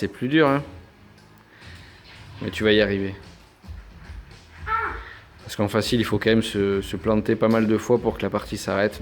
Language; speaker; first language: French; native; French